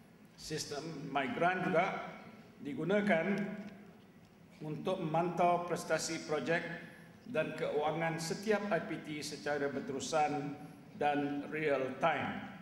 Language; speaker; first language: Malay; native; Malay